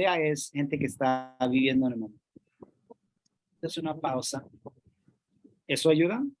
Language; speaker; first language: Spanish; non-native, fluent; English